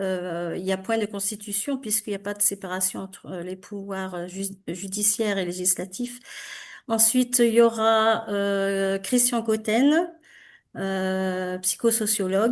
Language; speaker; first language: French; native; French